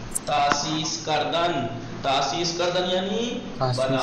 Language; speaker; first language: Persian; non-native, fluent; Urdu